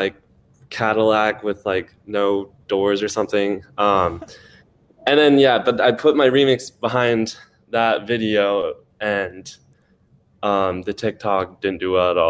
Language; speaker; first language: English; native; English